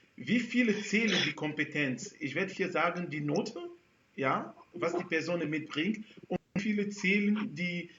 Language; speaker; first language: German; non-native, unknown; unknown